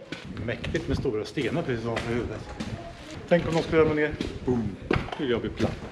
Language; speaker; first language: Swedish; native; Swedish